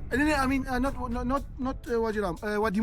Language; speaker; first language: English; non-native, learner; Arabic